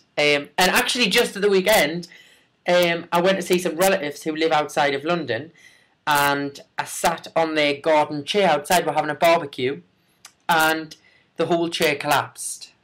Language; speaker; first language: English; native; English